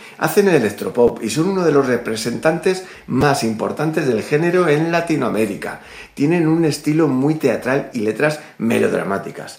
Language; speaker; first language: Spanish; native; Spanish